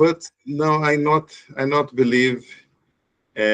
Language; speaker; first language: English; non-native, learner; Portuguese